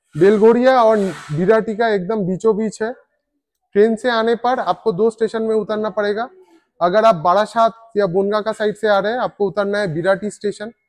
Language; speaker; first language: Hindi; non-native, local second language; Bangla